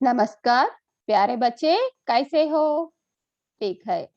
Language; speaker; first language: Hindi; non-native, local second language; Telugu